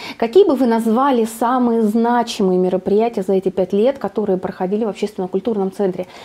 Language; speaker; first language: Russian; native; Russian